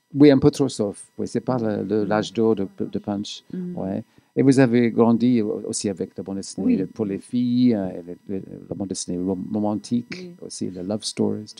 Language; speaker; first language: French; non-native, fluent; English